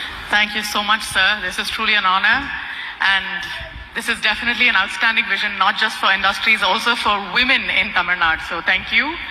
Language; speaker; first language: English; non-native, local second language; Tamil